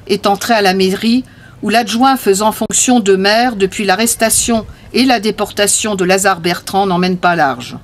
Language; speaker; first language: French; native; French